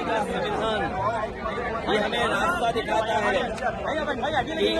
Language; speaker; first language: Hindi; native; Hindi